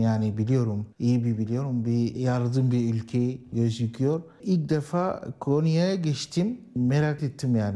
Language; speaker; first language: Turkish; non-native, learner; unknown